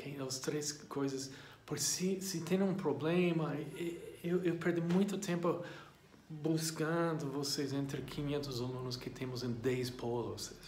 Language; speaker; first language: Portuguese; non-native, fluent; English